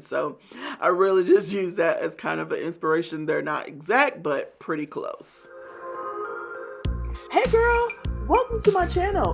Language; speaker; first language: English; native; English